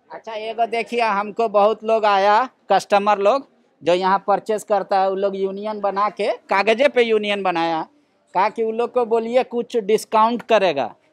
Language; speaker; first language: Hindi; native; Hindi